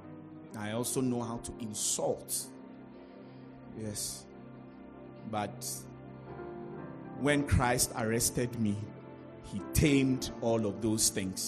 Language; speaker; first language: English; non-native, local second language; Ga